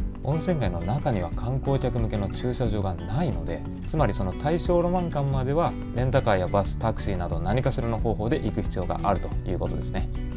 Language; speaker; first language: Japanese; native; Japanese